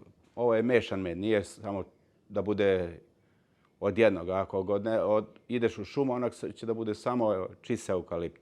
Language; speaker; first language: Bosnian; early bilingual, heritage; Serbian